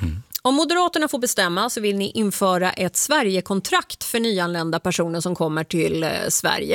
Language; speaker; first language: Swedish; native; Swedish